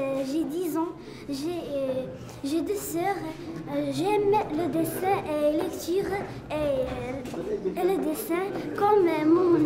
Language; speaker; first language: French; non-native, learner; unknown